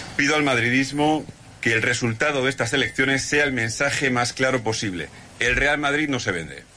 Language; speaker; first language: Spanish; native; Spanish